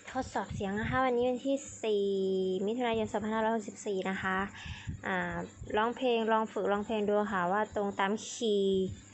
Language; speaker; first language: Thai; native; Thai